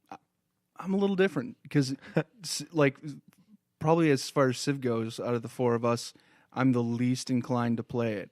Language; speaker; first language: English; native; English